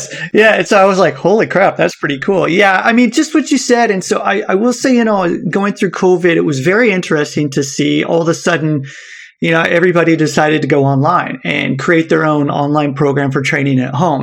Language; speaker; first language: English; native; English